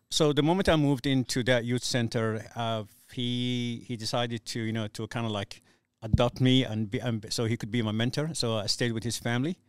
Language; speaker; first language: English; non-native, fluent; Somali